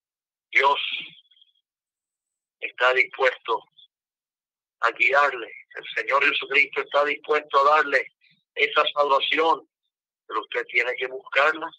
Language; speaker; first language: Spanish; non-native, fluent; English